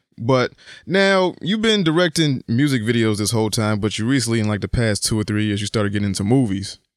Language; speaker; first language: English; native; English